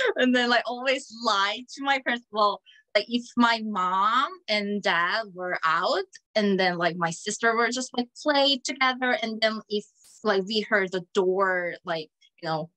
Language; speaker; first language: English; non-native, fluent; Korean